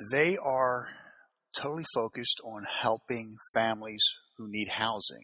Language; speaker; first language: English; native; English